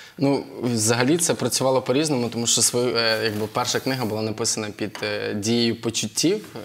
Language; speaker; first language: Ukrainian; non-native, local second language; Russian